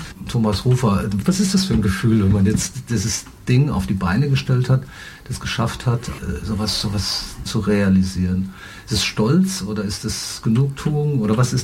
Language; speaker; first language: German; native; German